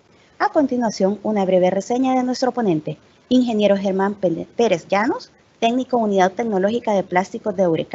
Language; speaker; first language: Spanish; native; Spanish